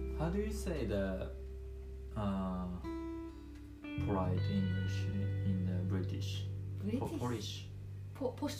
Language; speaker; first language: English; non-native, learner; Japanese